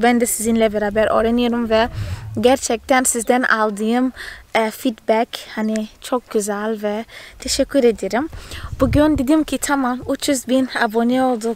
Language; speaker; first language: Turkish; non-native, fluent; Portuguese